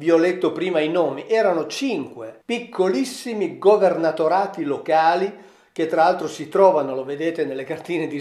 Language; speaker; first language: Italian; native; Italian